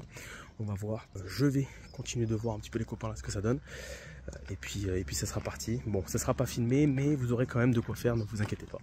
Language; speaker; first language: French; native; French